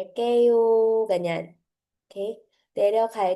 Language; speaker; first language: Korean; non-native, fluent; Filipino